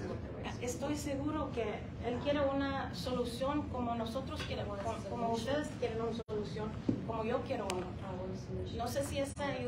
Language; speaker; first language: Spanish; early bilingual, heritage; Spanish